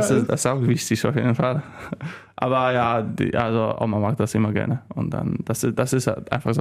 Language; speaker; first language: German; non-native, learner; Polish